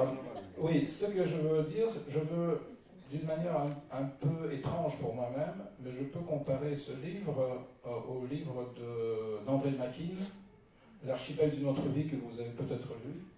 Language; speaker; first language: French; non-native, fluent; Russian